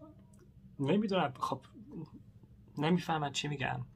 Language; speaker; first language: Persian; non-native, learner; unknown